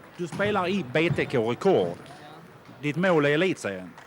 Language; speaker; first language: Swedish; native; Swedish